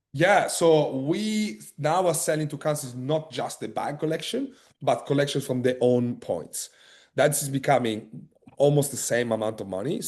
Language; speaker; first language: English; non-native, fluent; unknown